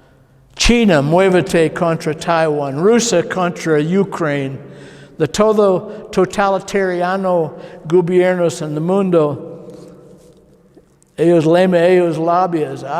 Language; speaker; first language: Spanish; non-native, learner; English